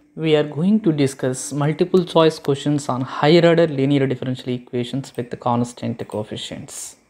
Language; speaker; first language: English; non-native, local second language; Telugu